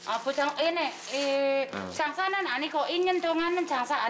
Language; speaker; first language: Korean; non-native, learner; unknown